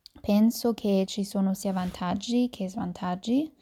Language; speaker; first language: Italian; non-native, learner; German